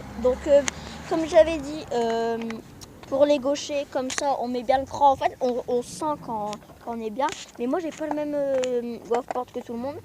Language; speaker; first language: French; native; French